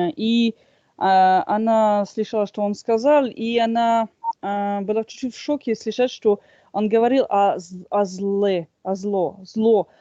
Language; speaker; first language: Russian; non-native, fluent; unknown